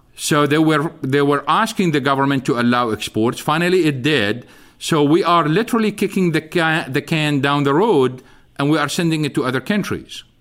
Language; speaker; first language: English; non-native, fluent; Arabic